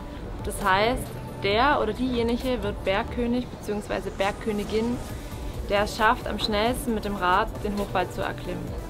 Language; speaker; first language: German; native; German